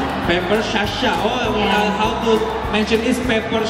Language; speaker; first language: English; non-native, learner; Indonesian